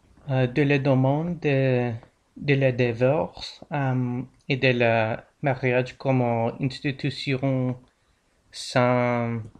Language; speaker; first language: French; non-native, learner; English